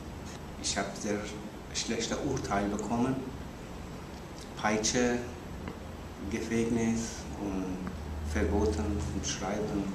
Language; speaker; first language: German; non-native, learner; Persian